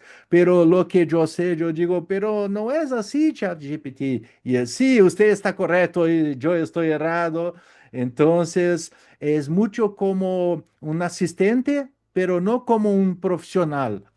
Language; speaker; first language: Spanish; non-native, learner; Portuguese